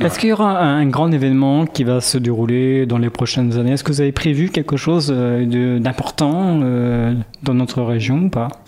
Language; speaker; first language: French; native; French